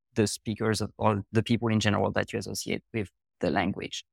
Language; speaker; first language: English; non-native, fluent; French